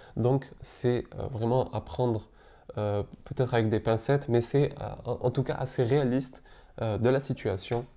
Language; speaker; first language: French; native; French